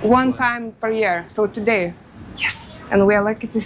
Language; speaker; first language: English; non-native, learner; Lithuanian